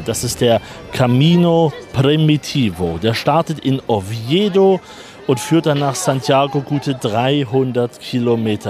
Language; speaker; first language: German; native; German